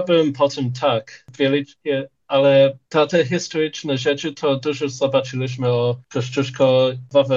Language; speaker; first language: Polish; early bilingual, heritage; English